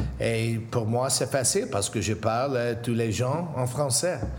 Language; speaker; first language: French; non-native, local second language; English